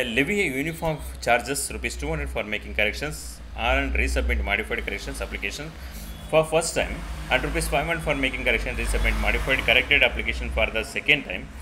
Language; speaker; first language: English; non-native, local second language; Kannada